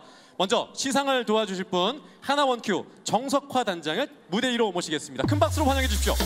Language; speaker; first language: Korean; native; Korean